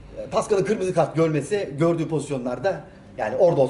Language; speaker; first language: Turkish; native; Turkish